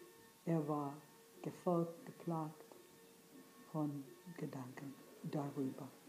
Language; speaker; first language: German; non-native, fluent; English